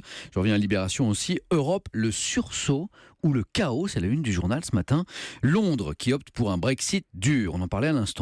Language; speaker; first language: French; native; French